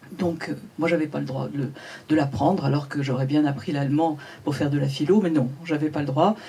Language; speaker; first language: French; native; French